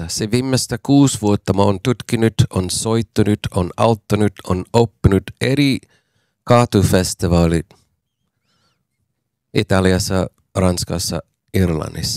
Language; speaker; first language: Finnish; non-native, learner; English